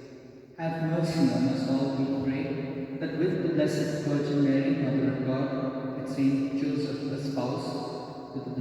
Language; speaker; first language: English; non-native, local second language; Konkani